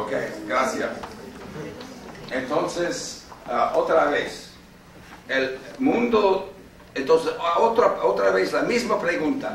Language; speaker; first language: Spanish; non-native, fluent; English